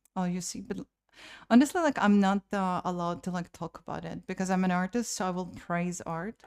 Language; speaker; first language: English; non-native, fluent; Latvian